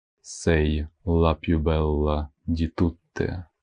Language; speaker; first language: Italian; non-native, fluent; Ukrainian